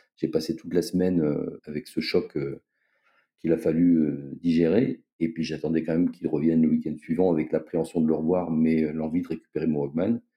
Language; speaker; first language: French; native; French